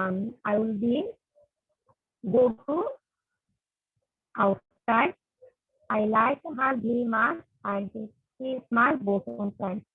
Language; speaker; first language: English; non-native, learner; Bangla